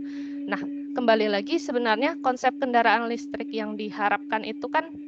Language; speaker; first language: Indonesian; native; Indonesian